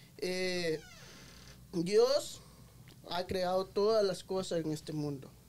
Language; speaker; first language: Spanish; early bilingual, heritage; Spanish